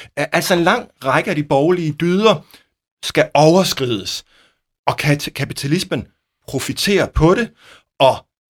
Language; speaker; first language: Danish; native; Danish